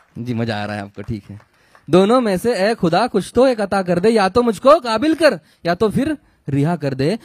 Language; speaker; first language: Hindi; non-native, local second language; Marathi